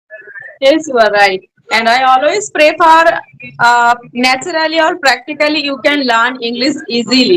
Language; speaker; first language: English; non-native, learner; Bangla